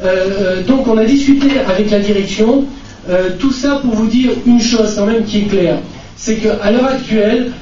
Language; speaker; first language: French; native; French